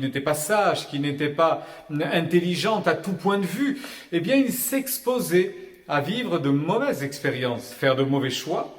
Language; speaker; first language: French; native; French